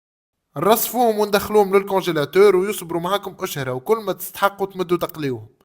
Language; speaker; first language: Arabic; native; Arabic